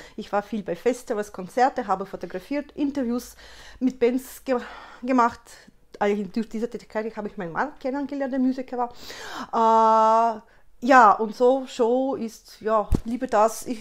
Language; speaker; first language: German; non-native, fluent; Russian